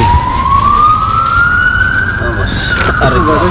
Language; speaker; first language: Spanish; non-native, learner; Filipino